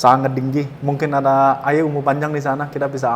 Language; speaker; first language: Indonesian; non-native, learner; Chinese